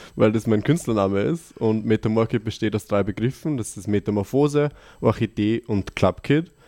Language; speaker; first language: German; native; German